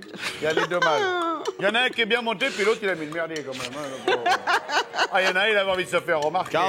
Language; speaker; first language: French; native; French